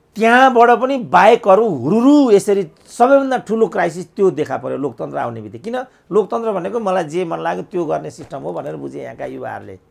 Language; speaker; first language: Nepali; native; Nepali